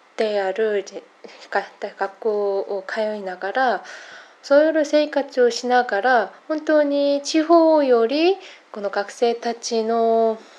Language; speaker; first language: Japanese; non-native, fluent; Korean